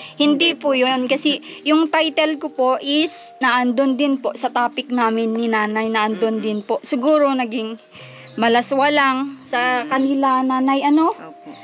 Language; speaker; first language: Filipino; native; Filipino